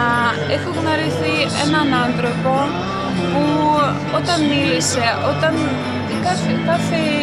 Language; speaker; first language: Greek; non-native, fluent; Ukrainian